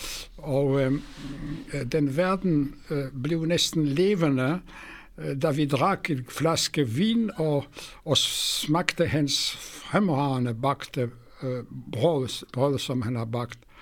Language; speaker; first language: Swedish; non-native, fluent; Polish